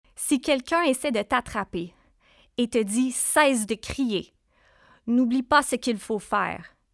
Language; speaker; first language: French; native; French